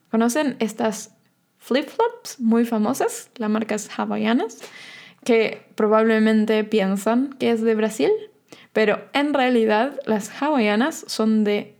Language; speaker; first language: Spanish; native; Spanish